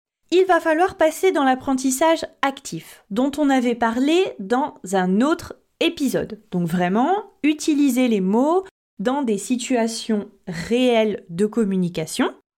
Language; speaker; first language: French; native; French